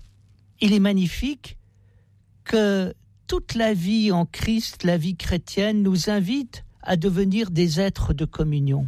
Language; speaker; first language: French; native; French